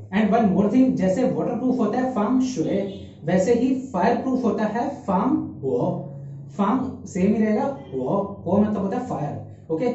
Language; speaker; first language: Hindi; native; Hindi